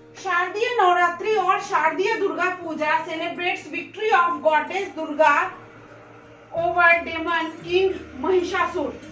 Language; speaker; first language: Hindi; non-native, local second language; Bangla